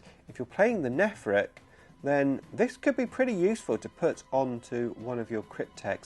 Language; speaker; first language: English; native; English